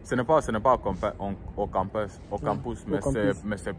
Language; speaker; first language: French; early bilingual, heritage; French